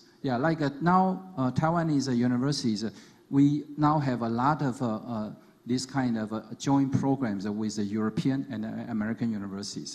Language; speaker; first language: English; non-native, fluent; Chinese